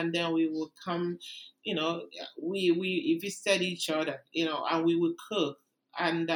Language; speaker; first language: English; non-native, local second language; Igbo